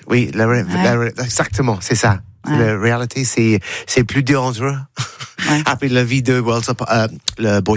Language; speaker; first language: French; non-native, learner; English